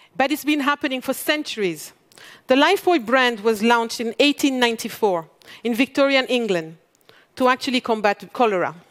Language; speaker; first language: English; non-native, fluent; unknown